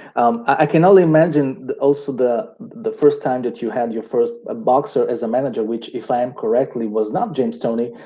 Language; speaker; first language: English; non-native, fluent; Italian